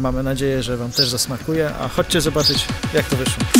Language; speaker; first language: Polish; native; Polish